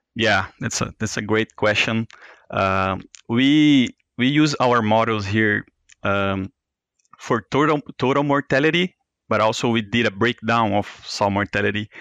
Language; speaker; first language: English; non-native, fluent; Portuguese